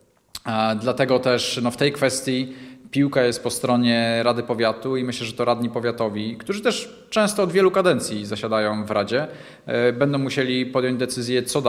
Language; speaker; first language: Polish; native; Polish